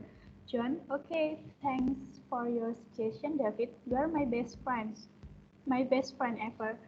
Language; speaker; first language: English; non-native, fluent; Indonesian